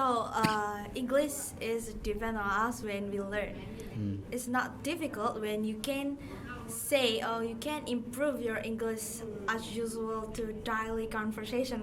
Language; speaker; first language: English; non-native, learner; Indonesian